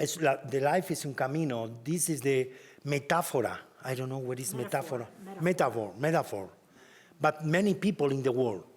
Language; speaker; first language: English; non-native, learner; Spanish